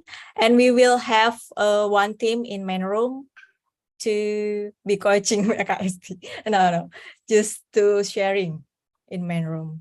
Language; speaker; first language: English; non-native, fluent; Indonesian